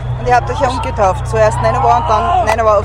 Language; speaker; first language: German; native; German